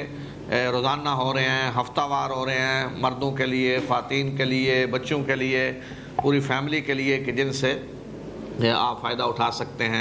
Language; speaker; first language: Urdu; native; Urdu